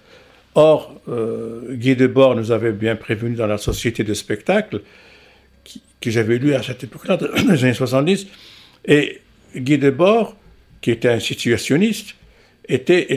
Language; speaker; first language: French; non-native, local second language; Arabic